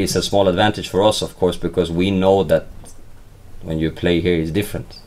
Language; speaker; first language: English; non-native, fluent; Swedish